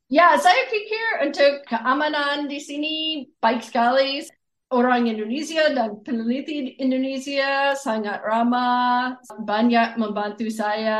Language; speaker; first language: Indonesian; non-native, fluent; English